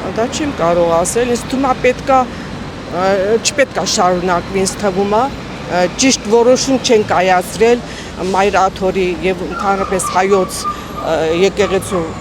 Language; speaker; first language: Armenian; native; Armenian